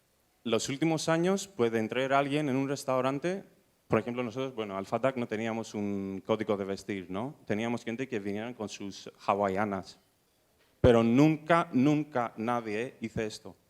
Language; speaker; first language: Spanish; non-native, fluent; Greek